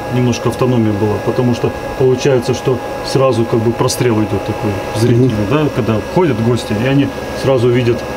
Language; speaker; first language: Russian; native; Russian